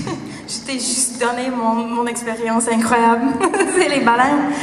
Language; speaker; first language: French; non-native, learner; English